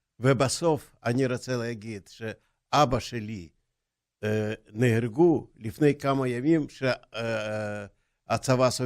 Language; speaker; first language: Hebrew; non-native, fluent; Russian